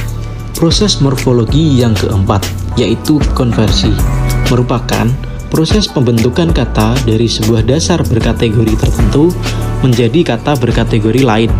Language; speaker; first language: Indonesian; native; Indonesian